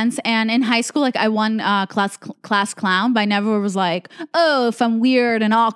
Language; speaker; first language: English; native; English